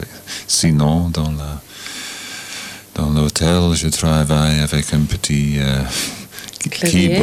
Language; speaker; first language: French; non-native, learner; English